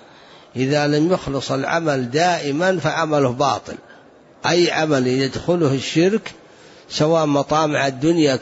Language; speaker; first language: Arabic; native; Arabic